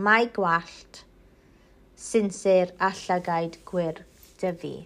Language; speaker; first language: Welsh; non-native, local second language; English